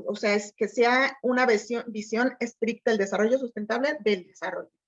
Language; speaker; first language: Spanish; native; Spanish